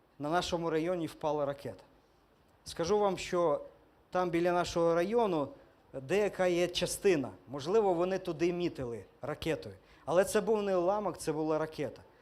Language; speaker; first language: Ukrainian; non-native, local second language; Russian